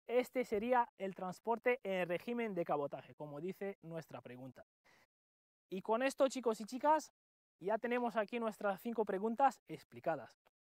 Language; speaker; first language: Spanish; non-native, fluent; Romanian